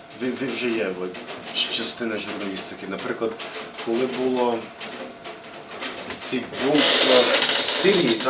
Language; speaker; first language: Ukrainian; early bilingual, heritage; English